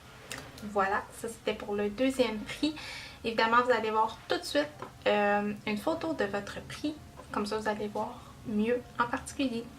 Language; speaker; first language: French; native; French